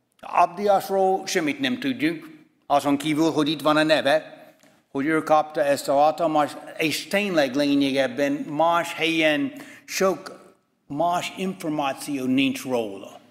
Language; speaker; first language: Hungarian; non-native, fluent; English